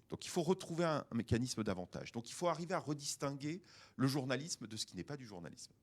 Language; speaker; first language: French; native; French